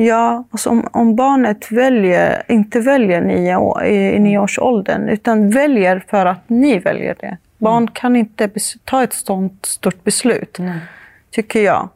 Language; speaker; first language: Swedish; early bilingual, other home language; Arabic